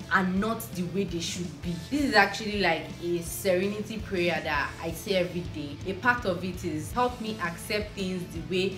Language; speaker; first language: English; non-native, local second language; Igbo